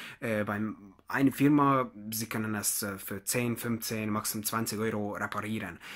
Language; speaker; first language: German; non-native, learner; Hungarian